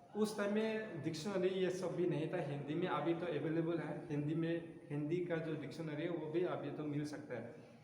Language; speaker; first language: Hindi; non-native, local second language; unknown